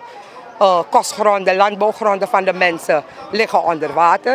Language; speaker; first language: Dutch; non-native, local second language; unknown